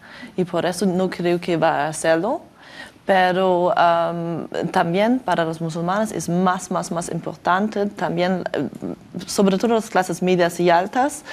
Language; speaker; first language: Spanish; non-native, learner; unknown